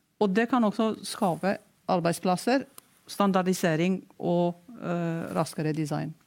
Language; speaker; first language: Norwegian; non-native, fluent; Romanian